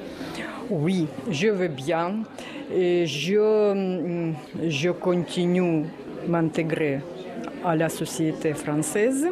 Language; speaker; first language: French; non-native, learner; Russian